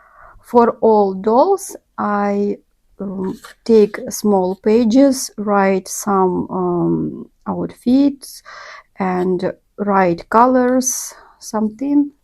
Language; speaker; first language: English; non-native, learner; Russian